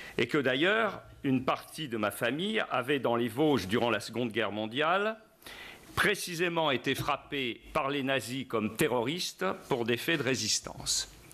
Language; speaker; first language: French; native; French